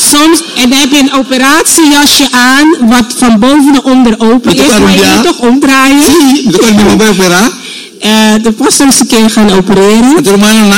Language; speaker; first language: Dutch; non-native, local second language; Papiamento